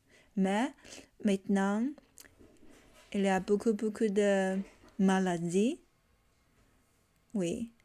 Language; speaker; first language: French; non-native, learner; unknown